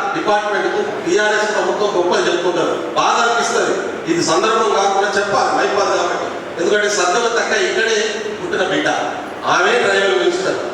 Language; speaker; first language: Telugu; non-native, local second language; Lambadi